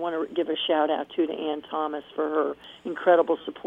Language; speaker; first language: English; native; English